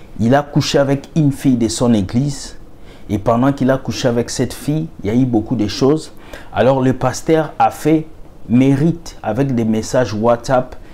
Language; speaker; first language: French; non-native, local second language; Lingala